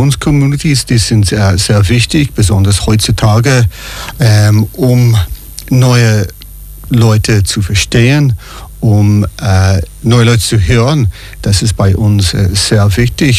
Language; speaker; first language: German; non-native, learner; English